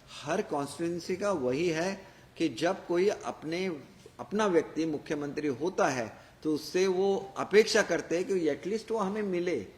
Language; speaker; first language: Hindi; non-native, local second language; Marathi